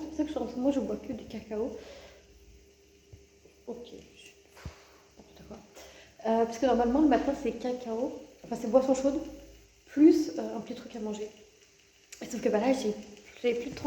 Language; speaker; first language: French; native; French